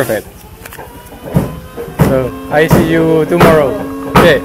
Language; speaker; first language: English; non-native, learner; Spanish